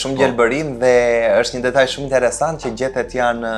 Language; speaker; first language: Albanian; native; Albanian